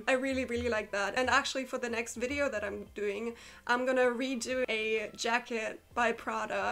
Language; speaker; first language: English; non-native, fluent; German